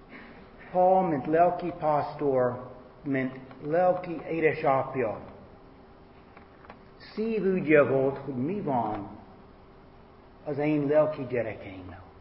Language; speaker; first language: Hungarian; non-native, fluent; English